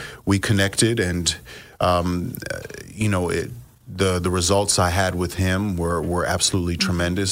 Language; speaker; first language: English; early bilingual, other home language; Russian